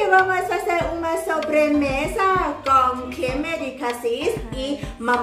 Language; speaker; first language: Portuguese; non-native, learner; Thai